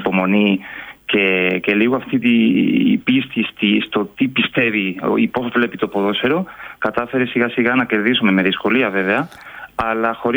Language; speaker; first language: Greek; non-native, fluent; Spanish